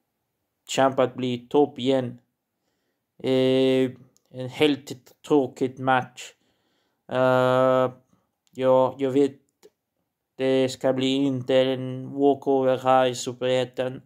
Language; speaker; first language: Swedish; non-native, learner; Portuguese